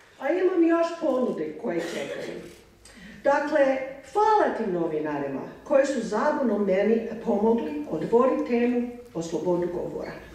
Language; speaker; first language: Croatian; non-native, fluent; English